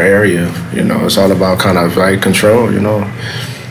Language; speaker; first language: English; native; English